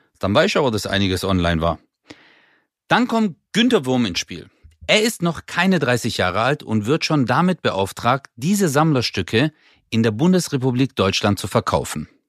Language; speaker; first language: German; early bilingual, other home language; Turkish